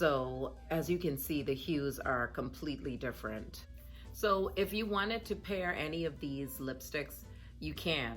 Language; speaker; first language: English; native; English